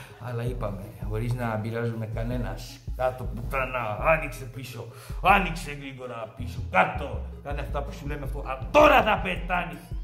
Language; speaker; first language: Greek; non-native, fluent; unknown